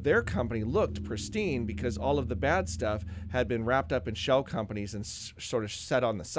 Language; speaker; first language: English; native; English